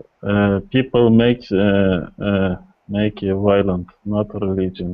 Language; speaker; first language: English; non-native, learner; Kurdish